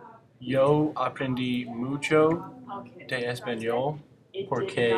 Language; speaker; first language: Spanish; non-native, learner; English